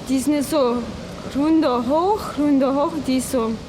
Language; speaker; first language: German; non-native, fluent; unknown